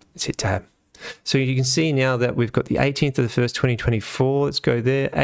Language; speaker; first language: English; native; English